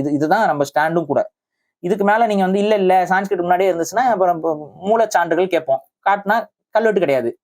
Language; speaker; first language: Tamil; native; Tamil